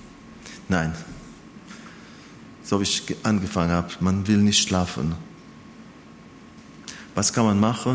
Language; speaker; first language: German; non-native, fluent; Hebrew